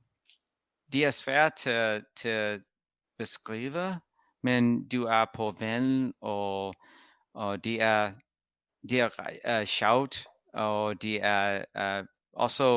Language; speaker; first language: Danish; non-native, learner; English